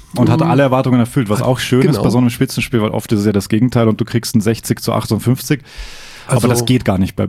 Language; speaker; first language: German; native; German